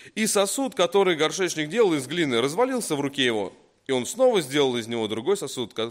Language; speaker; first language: Russian; native; Russian